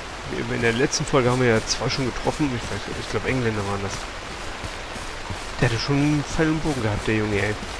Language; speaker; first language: German; native; German